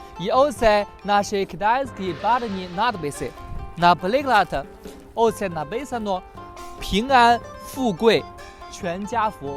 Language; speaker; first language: Ukrainian; non-native, learner; Chinese